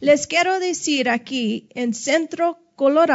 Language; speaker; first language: Spanish; non-native, fluent; English